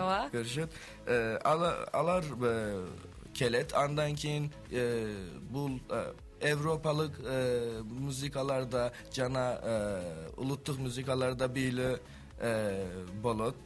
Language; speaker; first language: Kyrgyz; non-native, learner; Turkish